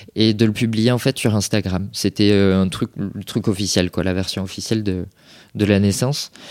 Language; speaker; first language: French; native; French